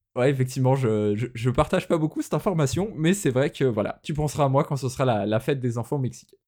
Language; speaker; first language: French; native; French